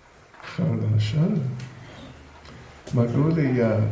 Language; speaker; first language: Russian; non-native, learner; English